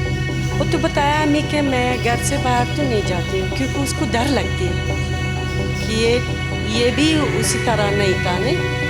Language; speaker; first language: Hindi; non-native, learner; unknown